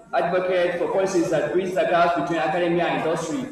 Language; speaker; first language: English; non-native, local second language; Hausa